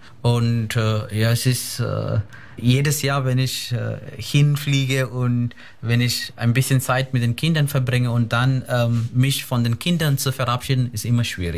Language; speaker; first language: German; non-native, fluent; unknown